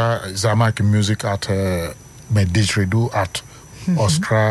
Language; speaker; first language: Dutch; non-native, learner; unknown